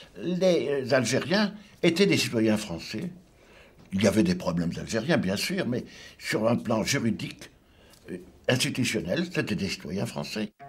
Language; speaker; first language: French; native; French